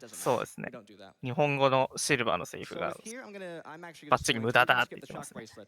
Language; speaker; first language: Japanese; native; Japanese